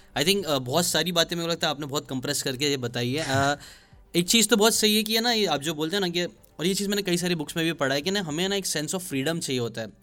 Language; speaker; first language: Hindi; native; Hindi